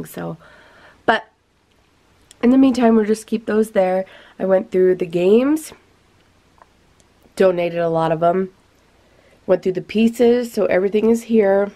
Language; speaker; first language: English; native; English